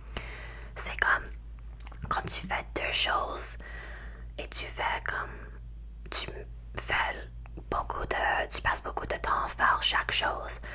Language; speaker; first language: French; non-native, learner; English